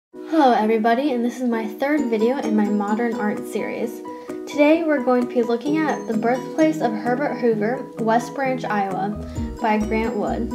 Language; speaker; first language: English; native; English